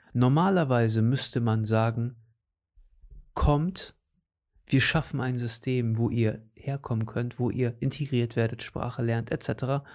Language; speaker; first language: German; native; German